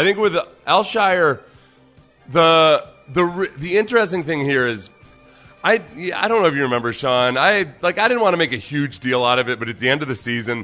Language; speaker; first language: English; native; English